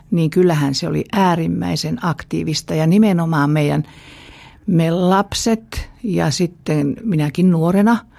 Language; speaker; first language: Finnish; native; Finnish